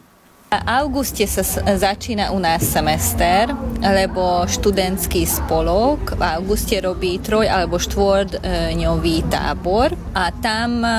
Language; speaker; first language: Slovak; non-native, local second language; Hungarian